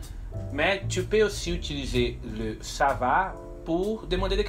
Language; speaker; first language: French; non-native, fluent; Portuguese